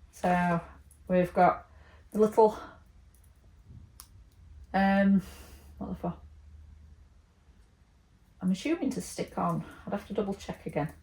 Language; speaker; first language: English; native; English